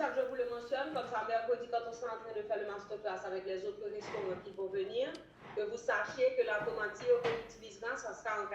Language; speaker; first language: French; native; French